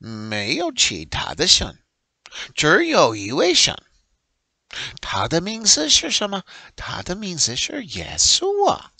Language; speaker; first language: Chinese; non-native, learner; English